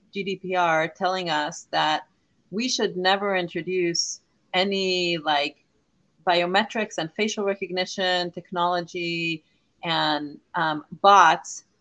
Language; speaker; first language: English; non-native, fluent; Hebrew